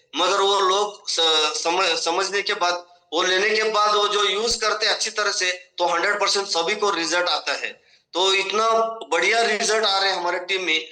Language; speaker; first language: Hindi; non-native, local second language; Marathi